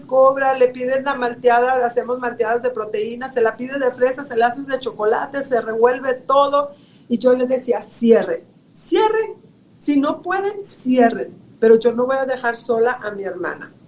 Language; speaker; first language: Spanish; native; Spanish